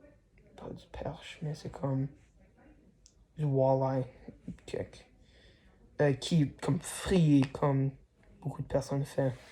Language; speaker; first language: French; non-native, learner; English